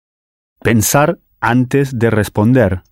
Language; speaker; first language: Spanish; non-native, learner; English